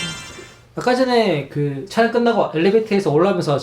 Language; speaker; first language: Korean; native; Korean